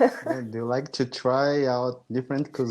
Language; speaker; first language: English; non-native, fluent; Portuguese